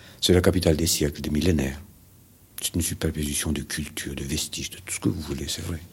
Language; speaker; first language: French; non-native, fluent; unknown